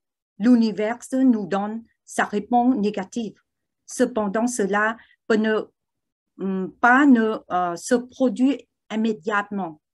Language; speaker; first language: French; non-native, learner; Vietnamese